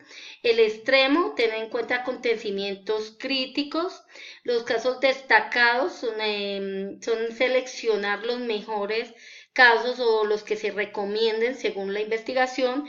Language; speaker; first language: Spanish; native; Spanish